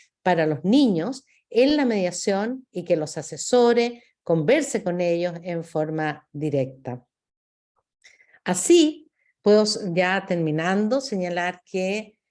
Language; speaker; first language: Spanish; native; Spanish